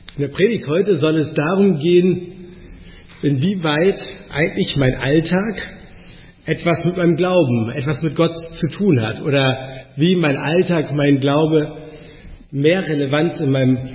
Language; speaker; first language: German; native; German